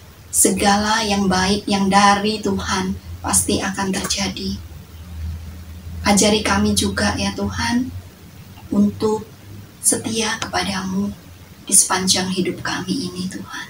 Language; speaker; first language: Indonesian; native; Indonesian